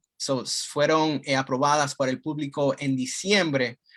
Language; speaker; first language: Spanish; early bilingual, heritage; Spanish